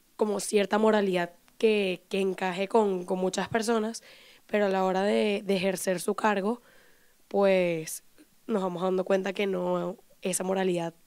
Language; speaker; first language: Spanish; native; Spanish